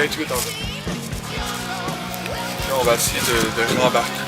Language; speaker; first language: French; native; French